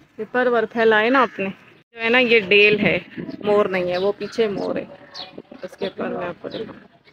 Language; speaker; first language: Urdu; native; Urdu